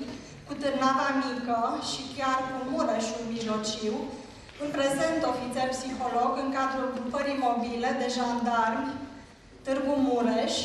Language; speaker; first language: Romanian; native; Romanian